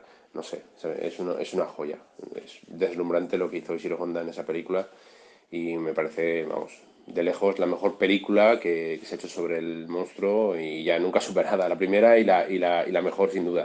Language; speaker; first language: Spanish; native; Spanish